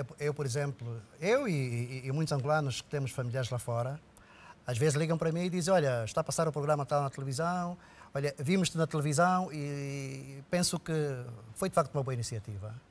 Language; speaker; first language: Portuguese; native; Portuguese